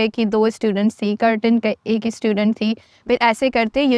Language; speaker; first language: Urdu; native; Urdu